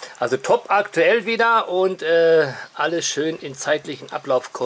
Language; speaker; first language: German; native; German